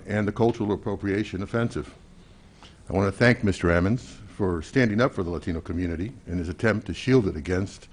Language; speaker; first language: English; native; English